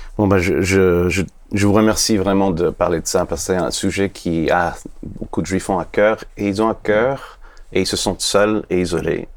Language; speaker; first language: French; non-native, fluent; Hebrew